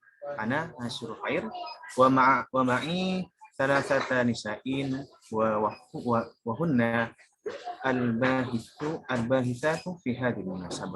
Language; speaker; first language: Arabic; non-native, learner; Indonesian